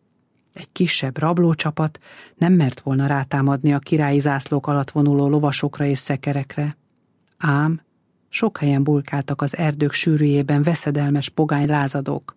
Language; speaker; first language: Hungarian; native; Hungarian